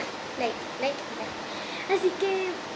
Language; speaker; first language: Spanish; native; Spanish